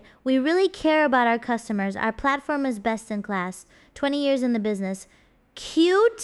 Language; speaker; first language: English; native; English